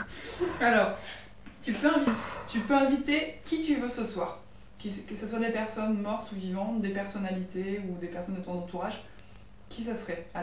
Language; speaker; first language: French; native; French